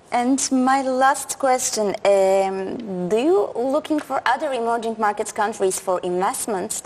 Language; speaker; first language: English; non-native, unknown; Turkish